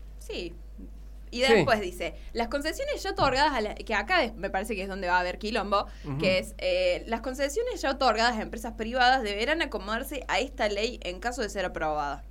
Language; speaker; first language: Spanish; native; Spanish